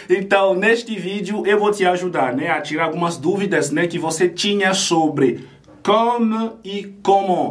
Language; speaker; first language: Portuguese; non-native, fluent; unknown